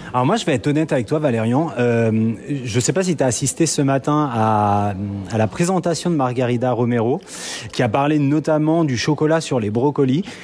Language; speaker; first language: French; native; French